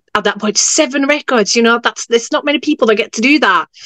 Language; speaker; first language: English; non-native, fluent; Norwegian